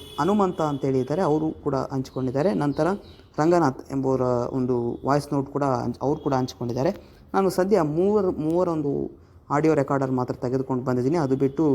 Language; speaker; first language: Kannada; native; Kannada